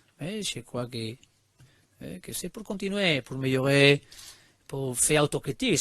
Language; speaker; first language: French; non-native, learner; Spanish